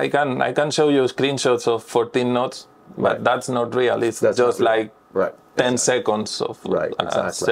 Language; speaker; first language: English; non-native, fluent; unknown